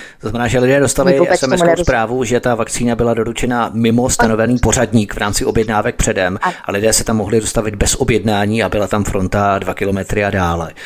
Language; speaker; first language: Czech; native; Czech